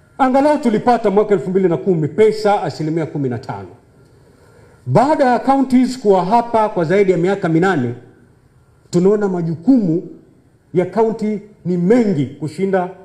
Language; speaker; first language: Swahili; native; Swahili